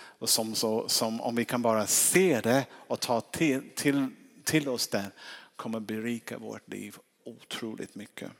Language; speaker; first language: Swedish; non-native, fluent; English